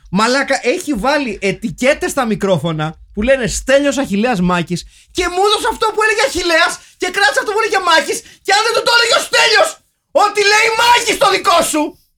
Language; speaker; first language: Greek; native; Greek